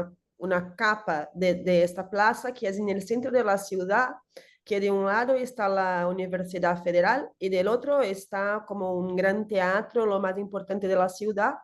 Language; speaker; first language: Spanish; non-native, learner; Portuguese